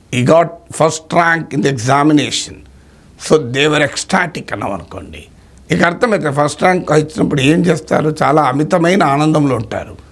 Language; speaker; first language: Telugu; native; Telugu